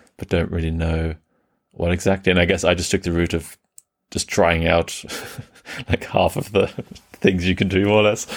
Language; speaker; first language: English; early bilingual, other home language; German